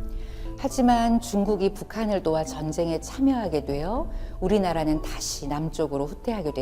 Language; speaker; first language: Korean; native; Korean